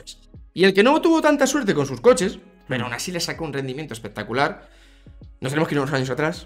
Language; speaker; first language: Spanish; native; Spanish